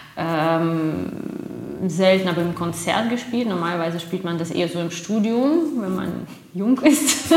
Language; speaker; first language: German; non-native, fluent; Russian